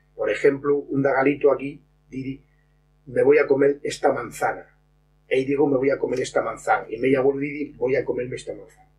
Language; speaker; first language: Spanish; non-native, local second language; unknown